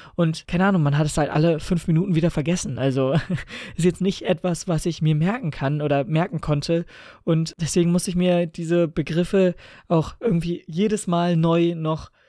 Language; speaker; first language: German; native; German